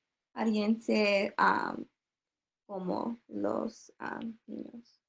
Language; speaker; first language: Spanish; non-native, learner; English